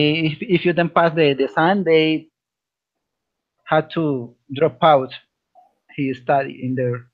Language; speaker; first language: English; non-native, learner; Spanish